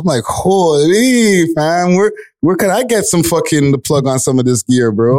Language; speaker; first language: English; native; English